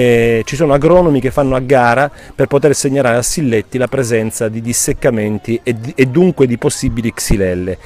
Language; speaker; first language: Italian; native; Italian